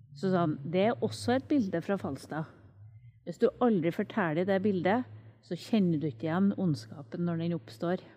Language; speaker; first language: Norwegian; native; Norwegian